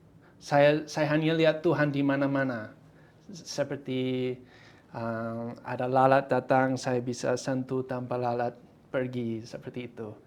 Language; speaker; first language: Indonesian; non-native, fluent; English